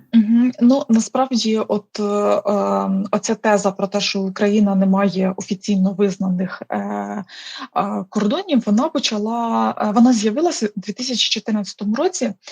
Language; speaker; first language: Ukrainian; native; Ukrainian